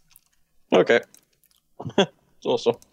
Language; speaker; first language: Swedish; non-native, fluent; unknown